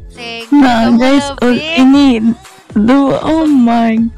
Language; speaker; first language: Indonesian; non-native, learner; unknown